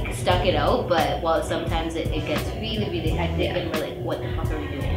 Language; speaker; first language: English; native; English